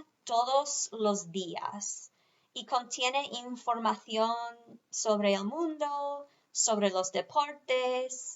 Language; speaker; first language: Spanish; non-native, fluent; English